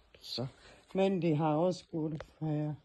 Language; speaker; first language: Danish; non-native, learner; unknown